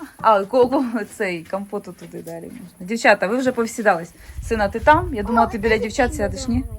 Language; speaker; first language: Ukrainian; native; Ukrainian